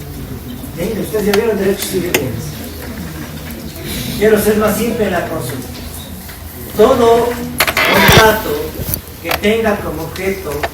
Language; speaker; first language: Spanish; native; Spanish